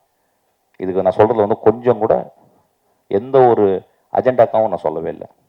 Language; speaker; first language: Tamil; native; Tamil